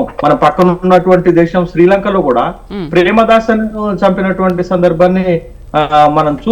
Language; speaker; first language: Telugu; native; Telugu